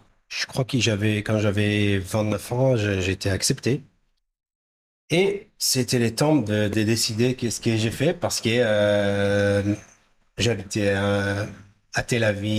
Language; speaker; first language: French; non-native, fluent; Hebrew